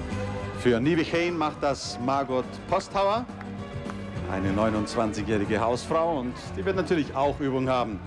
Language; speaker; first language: German; native; German